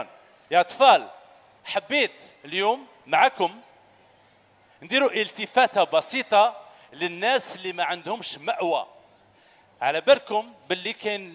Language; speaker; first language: Arabic; native; Arabic